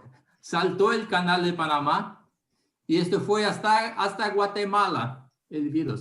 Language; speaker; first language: Spanish; non-native, learner; Portuguese